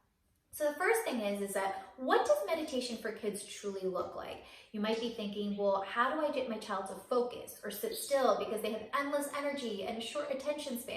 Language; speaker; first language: English; native; English